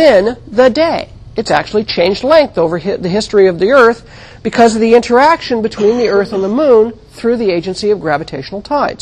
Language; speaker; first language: English; native; English